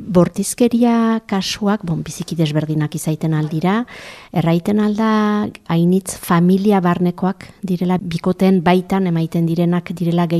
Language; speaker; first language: Basque; native; Basque